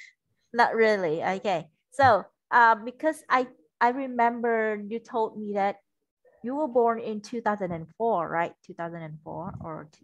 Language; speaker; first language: English; non-native, fluent; Vietnamese